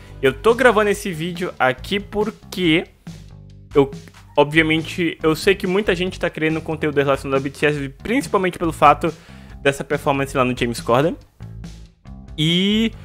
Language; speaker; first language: Portuguese; native; Portuguese